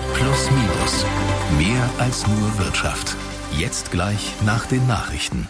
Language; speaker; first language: German; native; German